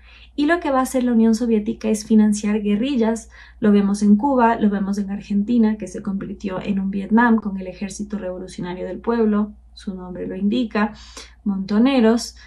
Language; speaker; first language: Spanish; native; Spanish